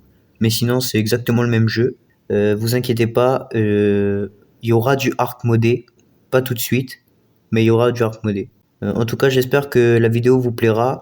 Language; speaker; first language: French; native; French